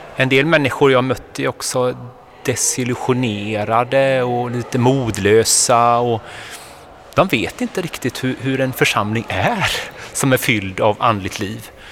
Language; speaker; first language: Swedish; native; Swedish